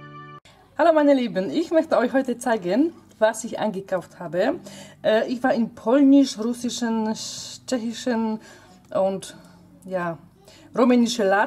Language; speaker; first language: German; non-native, fluent; Polish